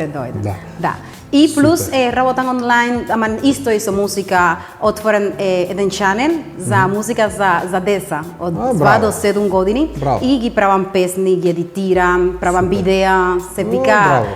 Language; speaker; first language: Macedonian; non-native, learner; Spanish